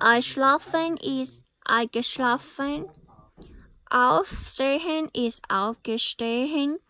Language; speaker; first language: German; non-native, learner; Thai